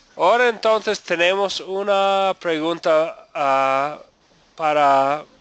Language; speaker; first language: Spanish; non-native, fluent; English